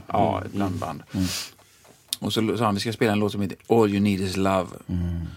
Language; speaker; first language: Swedish; native; Swedish